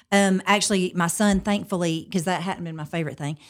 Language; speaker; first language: English; native; English